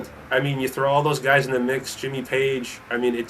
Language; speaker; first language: English; native; English